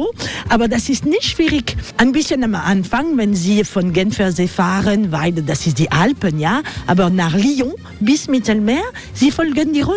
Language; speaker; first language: German; non-native, learner; French